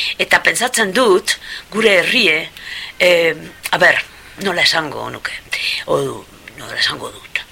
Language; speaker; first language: Basque; non-native, local second language; Spanish